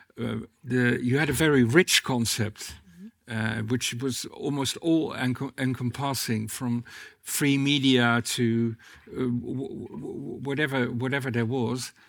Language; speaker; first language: English; non-native, fluent; Dutch